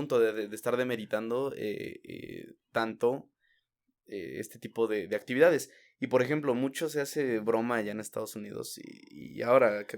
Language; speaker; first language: Spanish; native; Spanish